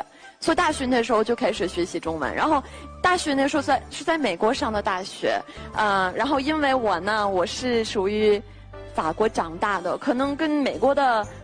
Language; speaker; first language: Chinese; non-native, fluent; French